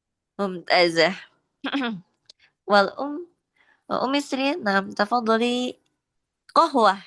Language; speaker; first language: Arabic; non-native, learner; Indonesian